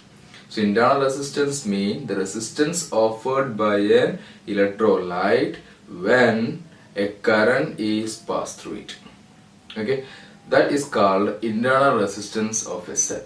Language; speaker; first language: English; non-native, local second language; Malayalam